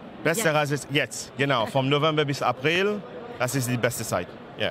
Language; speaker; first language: German; non-native, learner; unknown